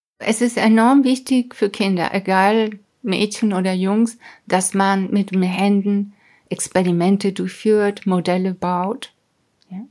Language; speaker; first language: German; non-native, fluent; Spanish